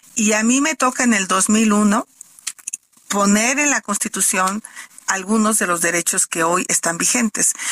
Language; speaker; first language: Spanish; native; Spanish